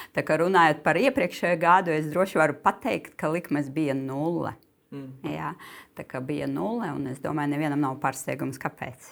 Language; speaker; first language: Latvian; non-native, local second language; Russian